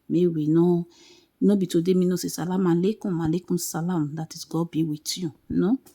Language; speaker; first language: Nigerian Pidgin; native; Nigerian Pidgin